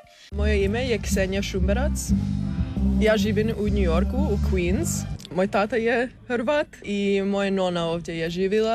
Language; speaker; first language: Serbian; early bilingual, heritage; English